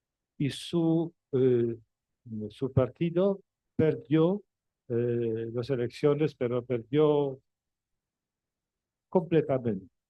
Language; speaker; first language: Spanish; non-native, fluent; Polish